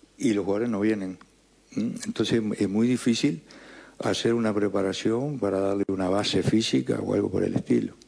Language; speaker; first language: Spanish; native; Spanish